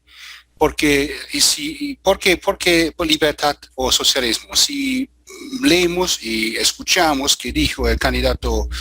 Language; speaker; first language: Spanish; non-native, fluent; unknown